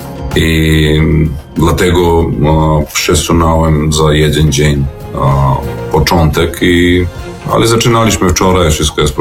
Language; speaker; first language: Polish; non-native, learner; Serbian